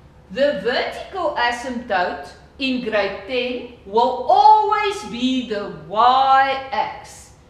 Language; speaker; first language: English; non-native, local second language; Afrikaans